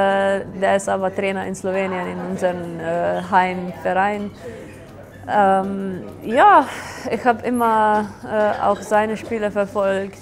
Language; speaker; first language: German; non-native, fluent; Slovenian